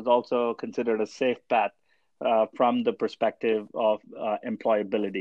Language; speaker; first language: English; non-native, local second language; Tamil